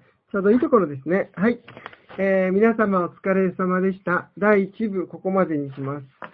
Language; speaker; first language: Japanese; native; Japanese